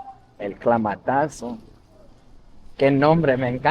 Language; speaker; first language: Spanish; early bilingual, heritage; English